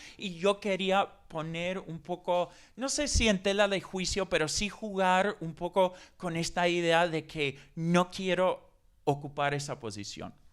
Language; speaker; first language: Spanish; non-native, fluent; English